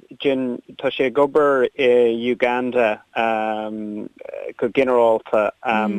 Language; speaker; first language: Irish; non-native, local second language; English